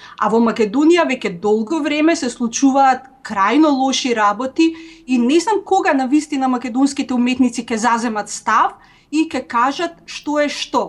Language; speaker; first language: Macedonian; native; Macedonian